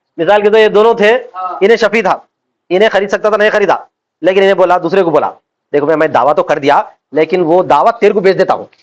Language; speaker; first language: Urdu; native; Urdu